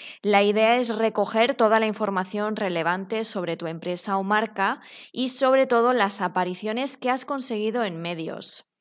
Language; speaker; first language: Spanish; native; Spanish